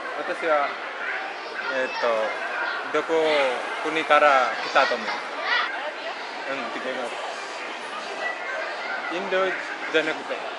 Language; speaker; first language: Japanese; non-native, learner; Indonesian